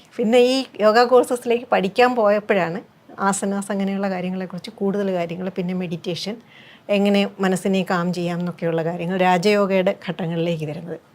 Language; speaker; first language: Malayalam; native; Malayalam